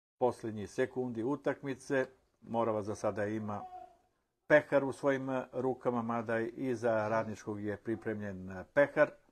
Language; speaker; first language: Serbian; native; Serbian